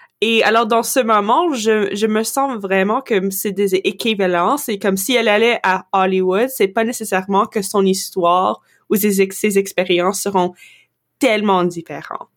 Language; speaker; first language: French; non-native, local second language; English